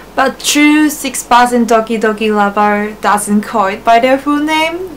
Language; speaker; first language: English; non-native, fluent; Japanese